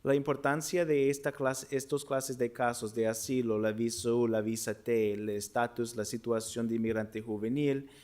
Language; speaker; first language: Spanish; non-native, fluent; English